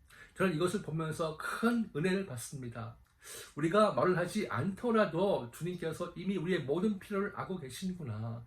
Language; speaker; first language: Korean; native; Korean